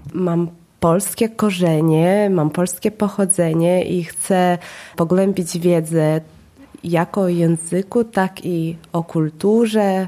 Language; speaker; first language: Polish; early bilingual, heritage; Polish